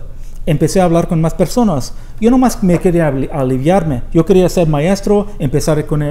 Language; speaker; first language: Spanish; early bilingual, heritage; Spanish